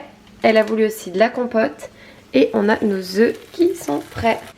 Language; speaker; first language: French; native; French